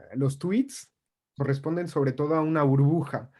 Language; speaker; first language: Spanish; non-native, fluent; French